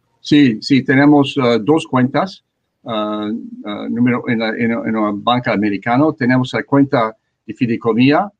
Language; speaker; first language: Spanish; non-native, learner; French